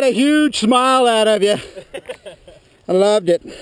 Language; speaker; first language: English; native; English